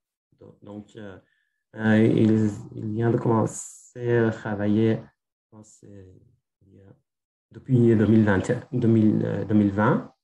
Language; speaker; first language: French; non-native, fluent; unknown